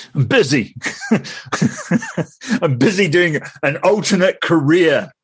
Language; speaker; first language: English; native; English